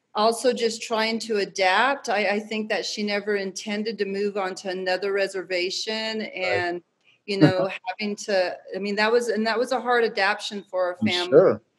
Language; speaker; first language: English; native; English